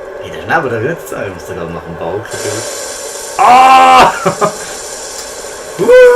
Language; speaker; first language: German; native; German